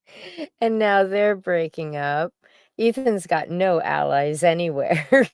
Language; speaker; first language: English; native; English